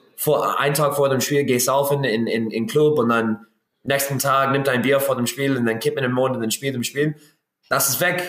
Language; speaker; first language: German; non-native, learner; English